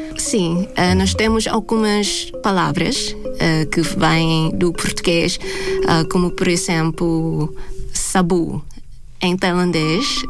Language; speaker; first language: Portuguese; non-native, fluent; Thai